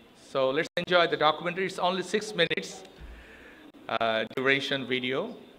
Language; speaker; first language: English; non-native, local second language; Bangla